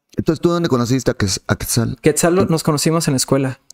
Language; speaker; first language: Spanish; non-native, fluent; Serbian